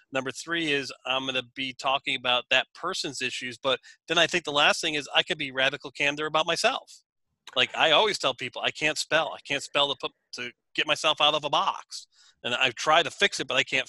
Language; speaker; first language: English; native; English